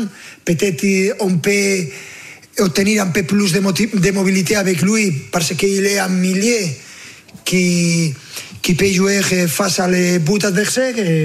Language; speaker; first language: French; non-native, fluent; Spanish